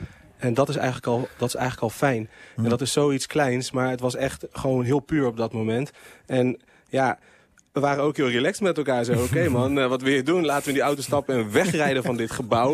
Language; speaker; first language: Dutch; native; Dutch